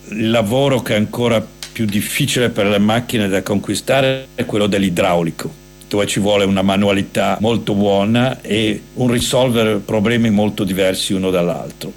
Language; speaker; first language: Italian; native; Italian